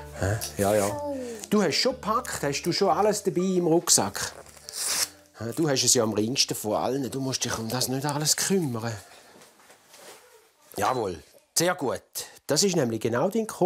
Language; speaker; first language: German; native; German